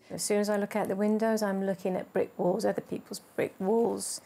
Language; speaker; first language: English; native; English